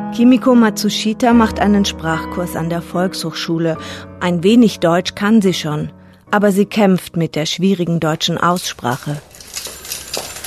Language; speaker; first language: German; native; German